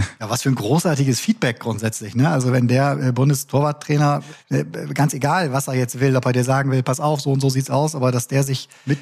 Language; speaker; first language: German; native; German